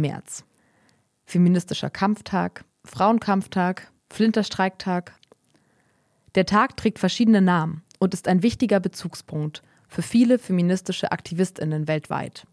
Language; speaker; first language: German; native; German